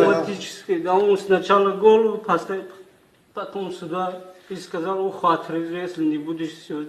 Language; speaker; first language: Russian; non-native, learner; Tajik